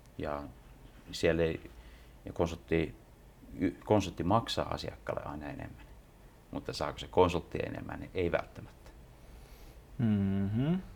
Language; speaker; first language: Finnish; native; Finnish